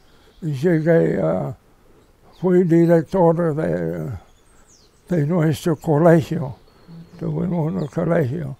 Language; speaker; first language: Spanish; non-native, fluent; English